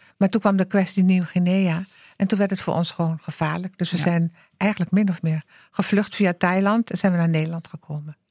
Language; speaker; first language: Dutch; early bilingual, heritage; Dutch